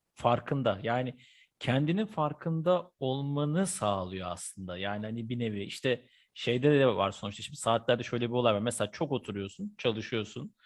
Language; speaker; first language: Turkish; native; Turkish